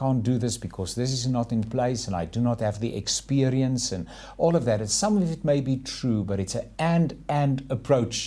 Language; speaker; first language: English; non-native, local second language; Afrikaans